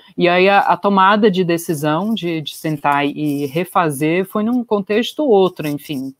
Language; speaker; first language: Portuguese; non-native, fluent; English